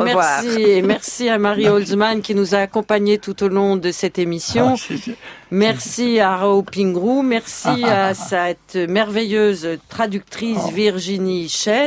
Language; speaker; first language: French; native; French